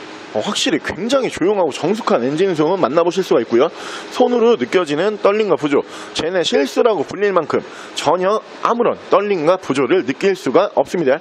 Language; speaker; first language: Korean; native; Korean